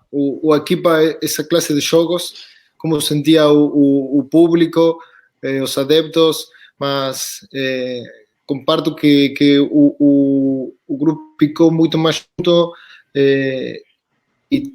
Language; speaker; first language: Portuguese; non-native, fluent; Spanish